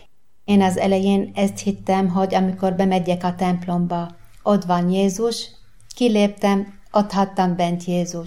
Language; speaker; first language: Hungarian; non-native, learner; Arabic